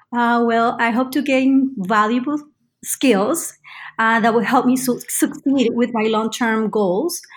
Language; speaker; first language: English; non-native, fluent; Spanish